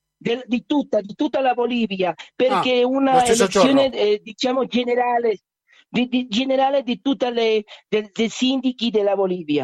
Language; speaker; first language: Italian; non-native, learner; Spanish